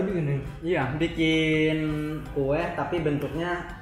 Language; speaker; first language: Indonesian; native; Indonesian